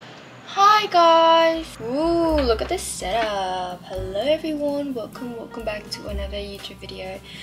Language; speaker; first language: English; non-native, local second language; Filipino